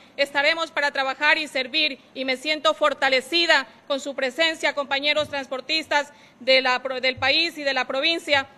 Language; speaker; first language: Spanish; native; Spanish